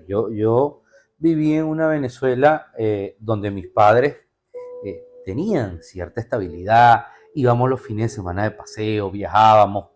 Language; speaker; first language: Spanish; native; Spanish